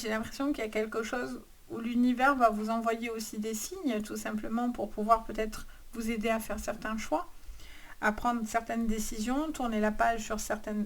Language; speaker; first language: French; native; French